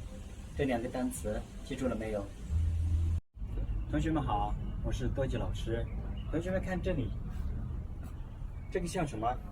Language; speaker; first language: Chinese; non-native, local second language; Tibetan